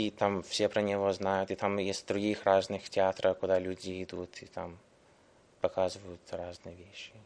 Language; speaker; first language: Russian; early bilingual, heritage; English